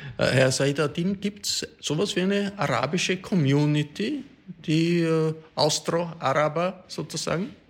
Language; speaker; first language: German; native; German